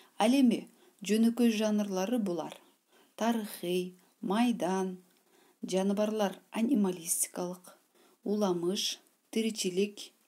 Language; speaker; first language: Kyrgyz; non-native, local second language; Uzbek